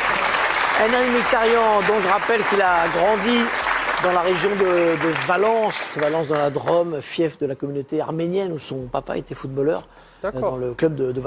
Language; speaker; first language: French; native; French